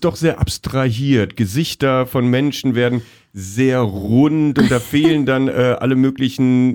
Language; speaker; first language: German; native; German